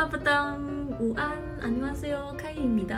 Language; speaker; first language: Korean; non-native, fluent; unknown